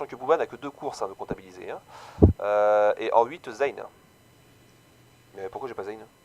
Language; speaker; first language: French; native; French